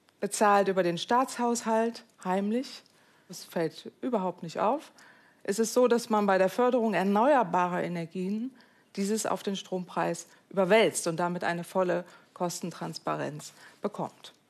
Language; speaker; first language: German; native; German